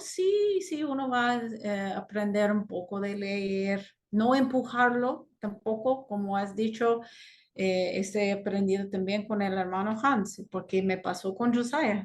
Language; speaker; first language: Spanish; non-native, fluent; English